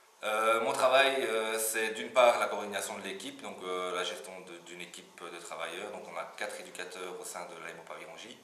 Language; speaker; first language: French; native; French